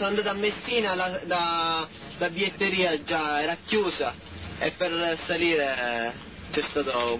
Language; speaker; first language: Italian; native; Italian